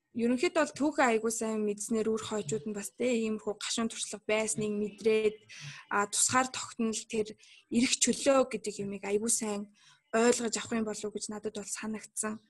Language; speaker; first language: Mongolian; non-native, local second language; Kazakh